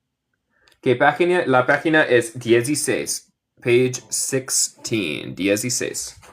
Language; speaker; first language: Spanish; non-native, fluent; English